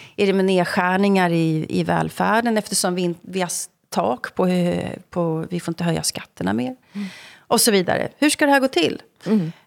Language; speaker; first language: Swedish; native; Swedish